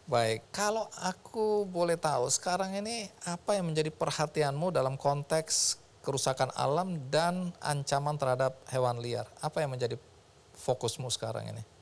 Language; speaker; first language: Indonesian; native; Indonesian